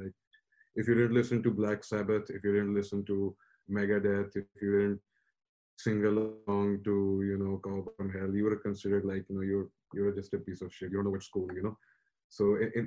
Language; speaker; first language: English; non-native, local second language; Urdu